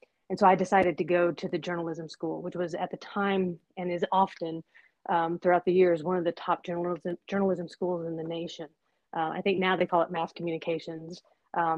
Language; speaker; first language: English; native; English